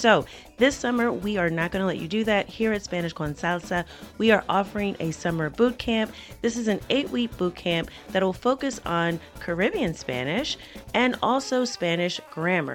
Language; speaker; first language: English; native; English